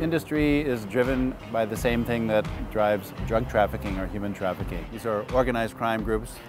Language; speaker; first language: English; native; English